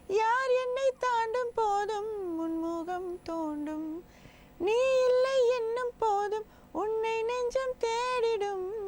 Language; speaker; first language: Tamil; non-native, local second language; Gujarati